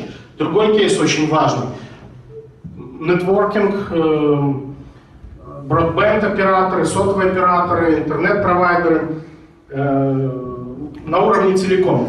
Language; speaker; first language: Russian; native; Russian